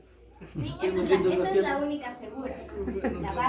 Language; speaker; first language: Spanish; native; Spanish